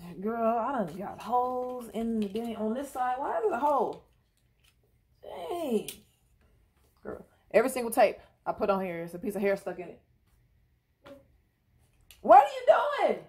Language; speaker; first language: English; native; English